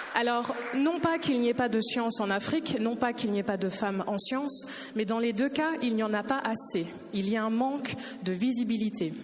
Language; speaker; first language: French; early bilingual, other home language; Lingala